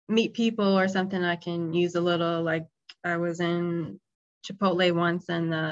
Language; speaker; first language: English; native; English